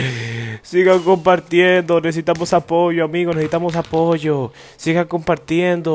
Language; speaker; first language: Spanish; native; Spanish